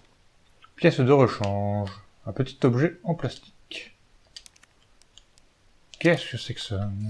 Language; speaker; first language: French; native; French